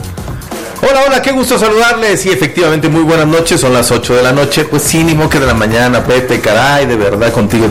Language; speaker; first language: Spanish; native; Spanish